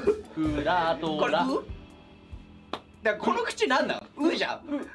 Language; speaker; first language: Japanese; native; Japanese